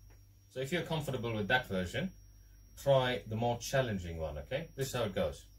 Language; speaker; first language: English; non-native, local second language; Tamil